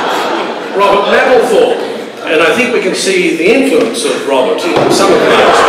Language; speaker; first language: English; native; English